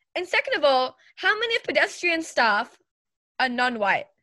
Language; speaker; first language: English; native; English